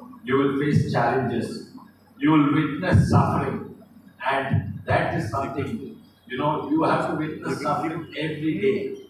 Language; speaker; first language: English; non-native, local second language; Telugu